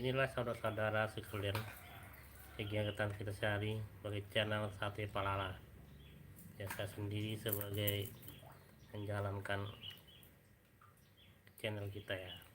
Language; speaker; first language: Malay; non-native, local second language; Minangkabau